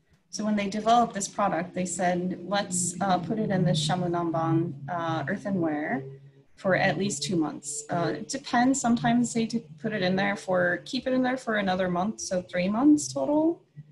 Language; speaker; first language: English; non-native, fluent; Japanese